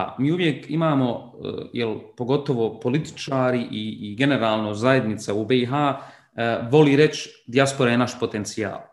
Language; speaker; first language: Croatian; early bilingual, heritage; Bosnian